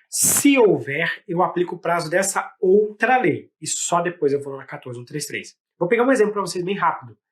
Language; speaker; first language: Portuguese; native; Portuguese